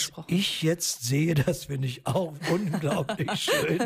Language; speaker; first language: German; native; German